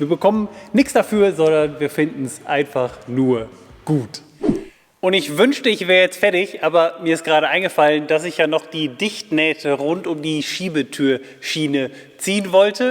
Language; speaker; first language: German; native; German